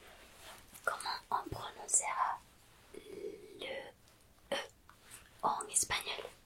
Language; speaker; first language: French; non-native, fluent; Spanish